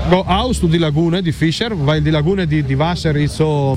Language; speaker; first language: German; non-native, learner; Italian